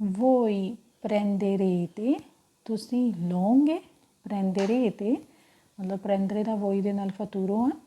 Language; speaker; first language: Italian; non-native, fluent; Punjabi